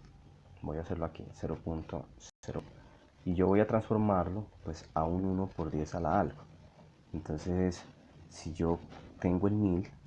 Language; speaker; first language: Spanish; native; Spanish